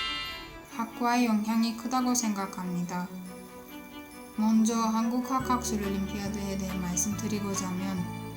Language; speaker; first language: Korean; non-native, learner; Turkish